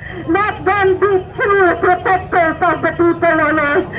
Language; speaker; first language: English; non-native, local second language; Filipino